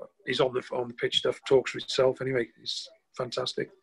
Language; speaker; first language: English; native; English